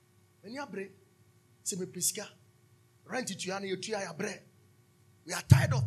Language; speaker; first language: English; non-native, local second language; Akan